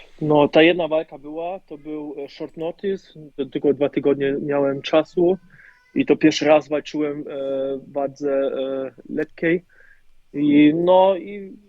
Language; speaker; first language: Polish; early bilingual, heritage; German